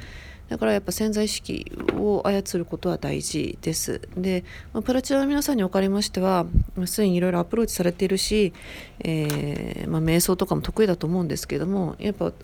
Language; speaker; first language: Japanese; native; Japanese